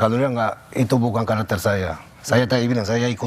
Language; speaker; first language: Indonesian; non-native, local second language; Spanish